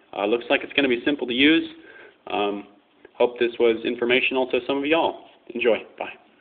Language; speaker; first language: English; native; English